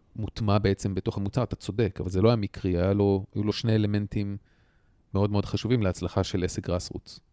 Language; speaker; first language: Hebrew; native; Hebrew